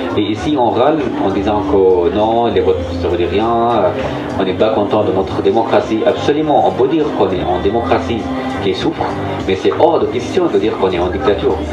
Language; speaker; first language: French; non-native, fluent; Arabic